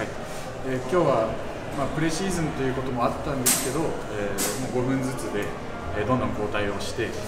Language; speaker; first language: Japanese; native; Japanese